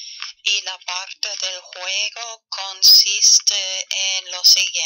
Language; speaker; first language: Spanish; non-native, fluent; German